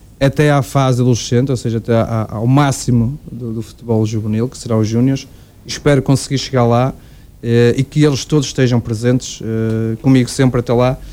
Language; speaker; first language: Portuguese; native; Portuguese